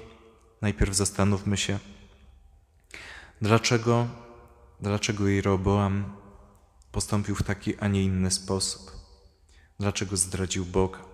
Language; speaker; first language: Polish; native; Polish